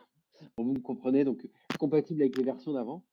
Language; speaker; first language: French; native; French